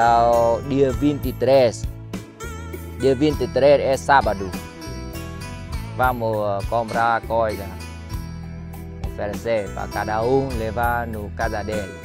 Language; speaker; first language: Portuguese; non-native, learner; Vietnamese